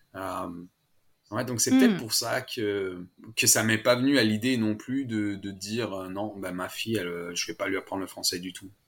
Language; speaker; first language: French; native; French